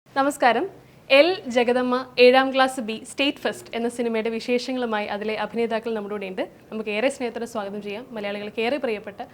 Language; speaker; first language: Malayalam; native; Malayalam